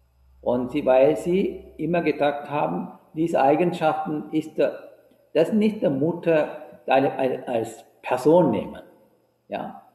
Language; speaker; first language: German; non-native, fluent; Sinhala